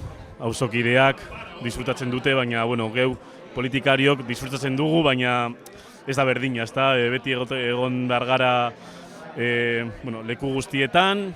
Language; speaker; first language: Basque; non-native, local second language; Spanish